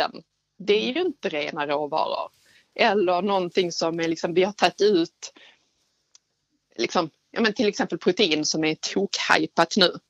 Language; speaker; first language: Swedish; native; Swedish